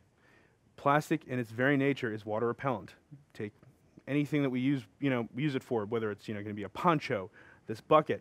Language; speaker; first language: English; native; English